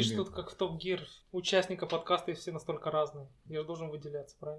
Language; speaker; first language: Russian; native; Russian